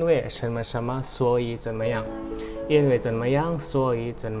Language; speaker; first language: Chinese; non-native, fluent; Indonesian